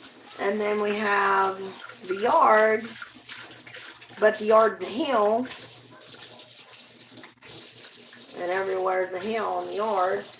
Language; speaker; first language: English; native; English